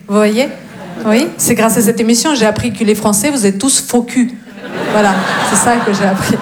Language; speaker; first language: French; non-native, fluent; Russian